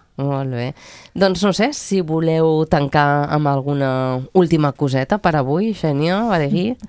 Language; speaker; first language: Catalan; native; Catalan